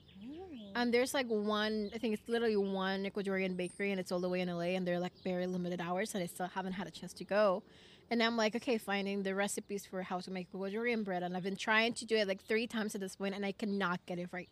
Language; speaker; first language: English; non-native, fluent; Spanish